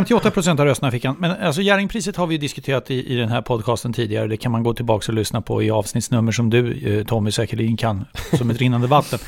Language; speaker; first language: Swedish; native; Swedish